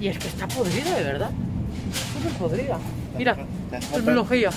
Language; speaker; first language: Spanish; native; Spanish